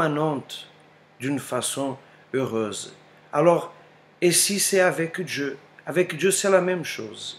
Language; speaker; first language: French; non-native, fluent; Portuguese